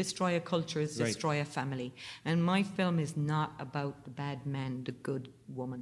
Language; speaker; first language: English; native; English